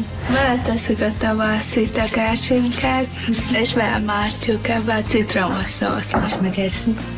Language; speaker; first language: Hungarian; early bilingual, heritage; Hungarian